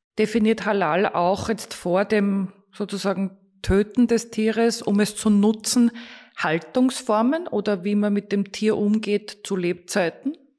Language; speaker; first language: German; native; German